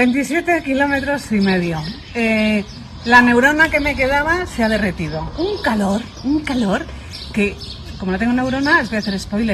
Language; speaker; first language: Spanish; native; Spanish